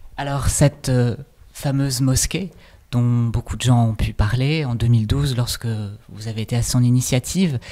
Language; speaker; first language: French; native; French